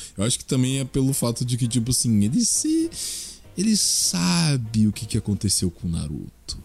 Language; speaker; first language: Portuguese; native; Portuguese